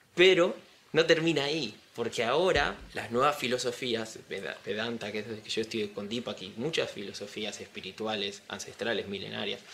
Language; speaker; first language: Spanish; native; Spanish